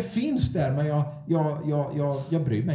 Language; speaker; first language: Swedish; non-native, fluent; English